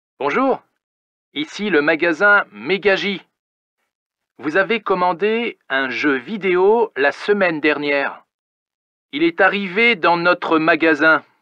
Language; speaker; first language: French; native; French